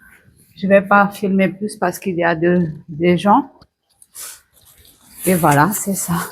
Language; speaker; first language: French; non-native, fluent; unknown